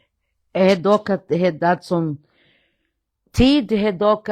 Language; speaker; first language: Norwegian; non-native, fluent; Portuguese